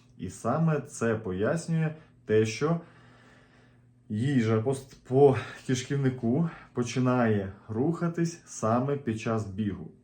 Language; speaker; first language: Ukrainian; native; Ukrainian